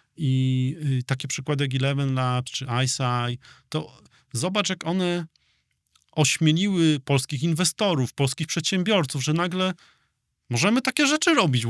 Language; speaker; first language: Polish; native; Polish